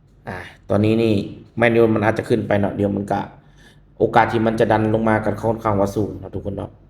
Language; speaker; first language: Thai; non-native, local second language; Northeastern Thai